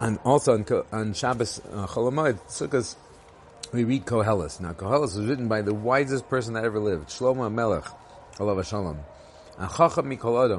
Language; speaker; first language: English; native; English